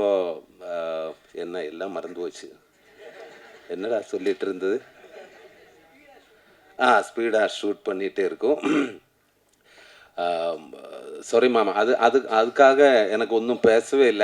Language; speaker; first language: Tamil; non-native, learner; Malayalam